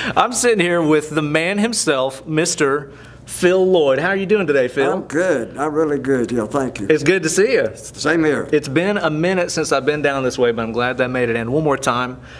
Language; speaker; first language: English; native; English